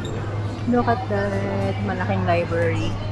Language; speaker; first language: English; non-native, local second language; Filipino